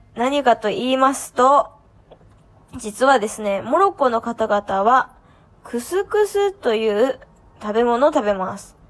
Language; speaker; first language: Japanese; native; Japanese